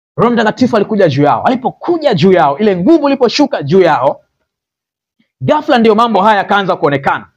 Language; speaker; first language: Swahili; native; Swahili